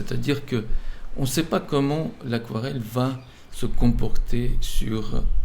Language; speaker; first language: French; non-native, fluent; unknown